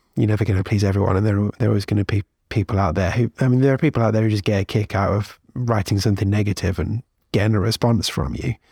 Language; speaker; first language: English; native; English